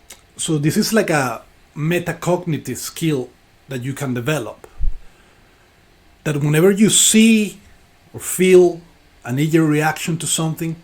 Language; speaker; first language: English; non-native, fluent; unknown